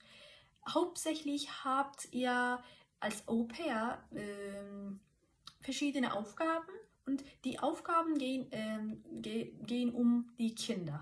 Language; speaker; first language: German; non-native, fluent; Turkish